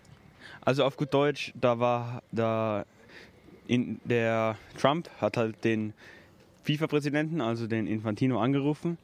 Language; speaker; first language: German; native; German